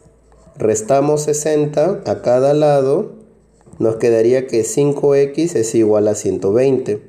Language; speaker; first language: Spanish; native; Spanish